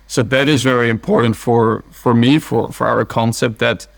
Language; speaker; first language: English; early bilingual, other home language; Dutch